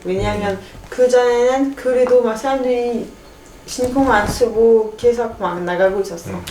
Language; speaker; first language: Korean; non-native, fluent; French